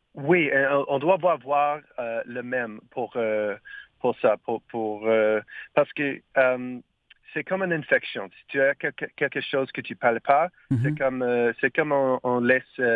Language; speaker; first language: French; non-native, learner; English